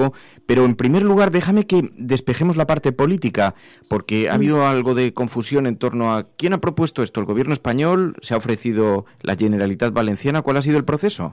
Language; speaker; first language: Spanish; native; Spanish